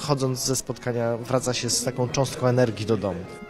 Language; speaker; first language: Polish; native; Polish